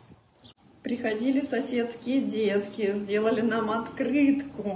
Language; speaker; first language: Russian; native; Russian